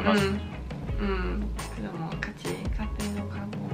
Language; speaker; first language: Korean; non-native, fluent; Swedish